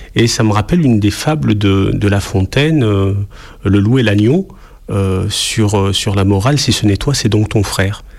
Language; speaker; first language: French; native; French